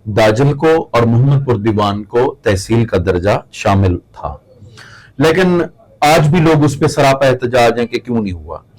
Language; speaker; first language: Urdu; non-native, local second language; Saraiki